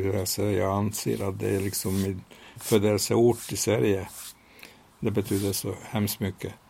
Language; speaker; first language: Swedish; non-native, fluent; Hungarian